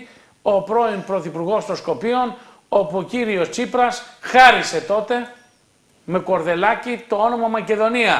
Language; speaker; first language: Greek; native; Greek